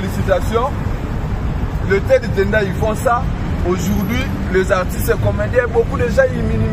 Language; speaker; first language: French; non-native, local second language; Lingala